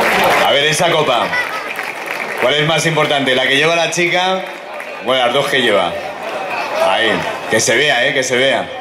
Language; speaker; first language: Spanish; native; Spanish